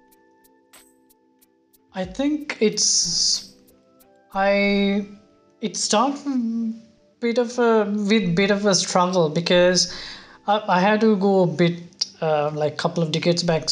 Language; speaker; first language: English; non-native, local second language; Sinhala